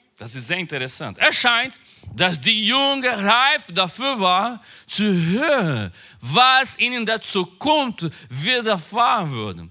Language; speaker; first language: German; non-native, learner; Portuguese